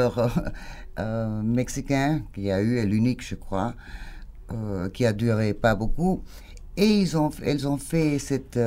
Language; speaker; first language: French; non-native, fluent; Spanish